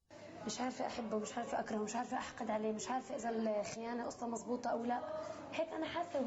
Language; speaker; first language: Arabic; native; Arabic